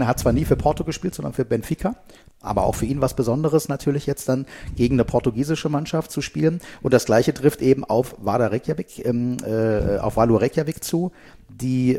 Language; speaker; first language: German; native; German